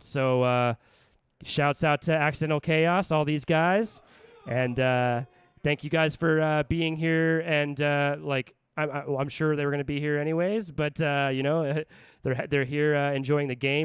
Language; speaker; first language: English; native; English